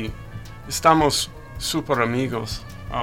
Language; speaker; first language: Spanish; non-native, learner; English